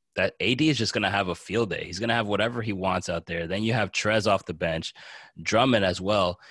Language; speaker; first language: English; native; English